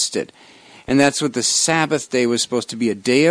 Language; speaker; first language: English; native; English